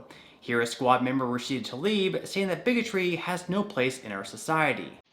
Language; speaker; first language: English; native; English